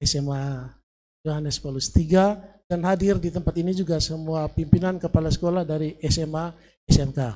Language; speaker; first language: Indonesian; native; Indonesian